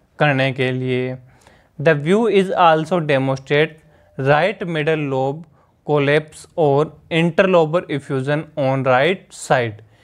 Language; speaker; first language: Hindi; native; Hindi